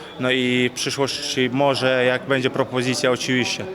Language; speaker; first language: Polish; non-native, fluent; Chechen